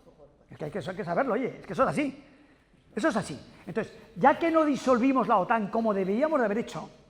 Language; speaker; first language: Spanish; native; Spanish